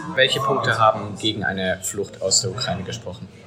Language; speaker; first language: German; native; German